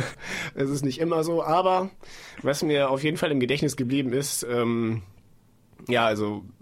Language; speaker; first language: German; native; German